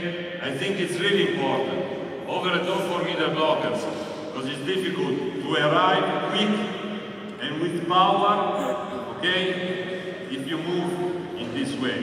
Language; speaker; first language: English; non-native, learner; Italian